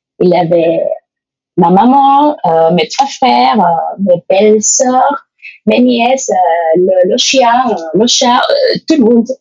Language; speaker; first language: French; non-native, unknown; Spanish